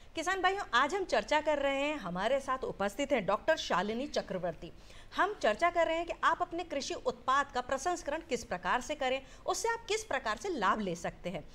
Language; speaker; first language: Hindi; native; Hindi